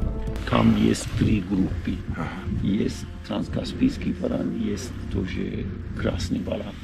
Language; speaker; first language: Russian; non-native, learner; Persian